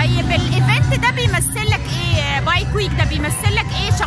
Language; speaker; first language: Arabic; native; Arabic